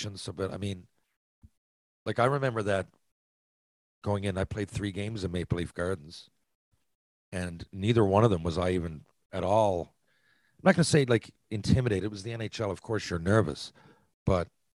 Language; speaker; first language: English; native; English